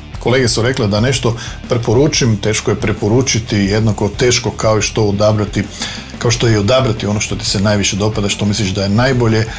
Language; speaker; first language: Croatian; native; Croatian